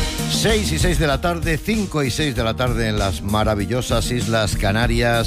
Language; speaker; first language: Spanish; native; Spanish